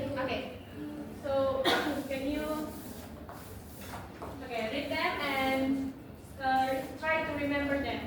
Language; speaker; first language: English; non-native, learner; Indonesian